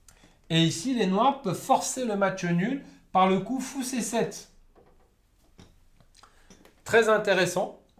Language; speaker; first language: French; native; French